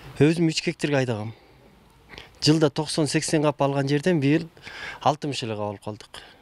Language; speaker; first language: Kyrgyz; native; Kyrgyz